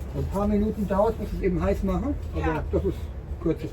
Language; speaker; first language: German; native; German